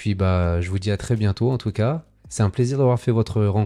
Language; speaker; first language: French; native; French